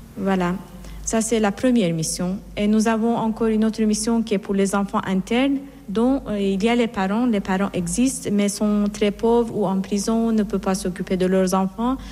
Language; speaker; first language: French; non-native, fluent; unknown